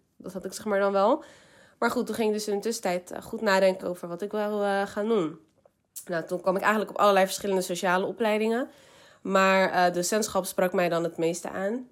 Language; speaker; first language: Dutch; early bilingual, other home language; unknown